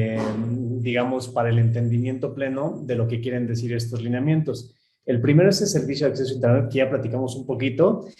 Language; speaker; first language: Spanish; native; Spanish